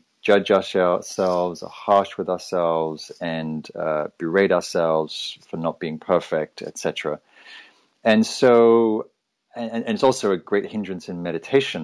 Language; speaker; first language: English; native; English